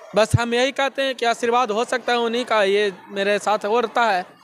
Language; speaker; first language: Hindi; native; Hindi